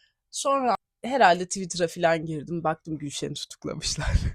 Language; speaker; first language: Turkish; native; Turkish